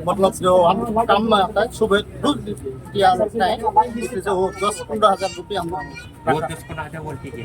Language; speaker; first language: Hindi; non-native, local second language; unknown